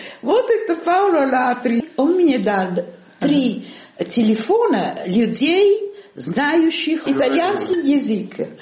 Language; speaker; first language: Russian; non-native, fluent; Italian